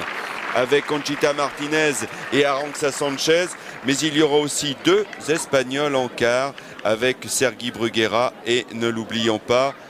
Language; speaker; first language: French; native; French